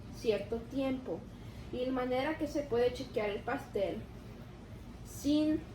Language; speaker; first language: Spanish; early bilingual, other home language; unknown